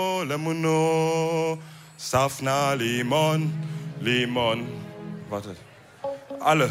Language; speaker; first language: German; early bilingual, other home language; Wolof